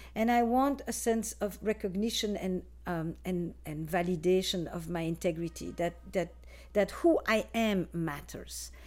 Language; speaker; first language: English; non-native, fluent; Dutch